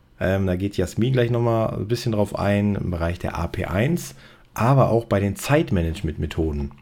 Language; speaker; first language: German; native; German